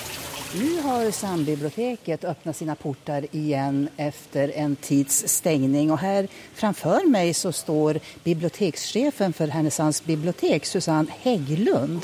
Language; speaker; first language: Swedish; native; Swedish